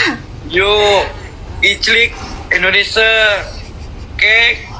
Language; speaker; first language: English; non-native, learner; Javanese